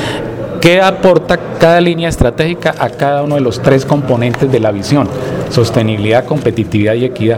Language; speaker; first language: Spanish; native; Spanish